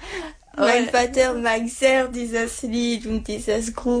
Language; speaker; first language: German; non-native, learner; French